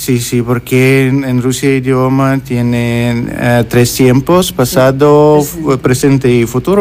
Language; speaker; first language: Spanish; non-native, learner; Russian